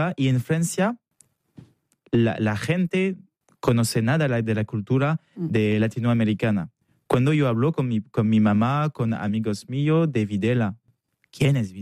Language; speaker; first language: Spanish; non-native, learner; French